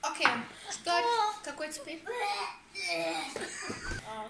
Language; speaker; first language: Russian; early bilingual, heritage; German